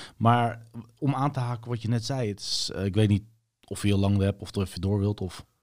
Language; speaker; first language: Dutch; early bilingual, other home language; Turkish